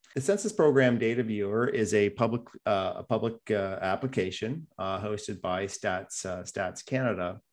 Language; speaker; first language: English; native; English